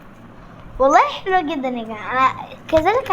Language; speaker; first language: Arabic; native; Arabic